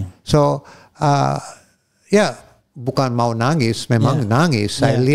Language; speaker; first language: Indonesian; non-native, fluent; English